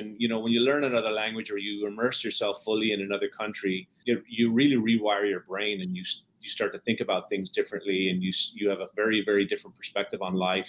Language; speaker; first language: English; native; English